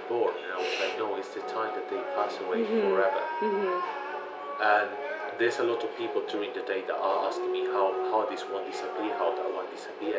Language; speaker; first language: English; non-native, fluent; Spanish